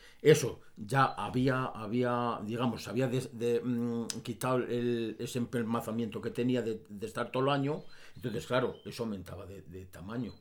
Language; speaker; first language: Spanish; native; Spanish